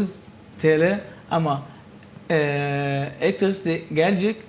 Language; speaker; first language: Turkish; non-native, learner; Arabic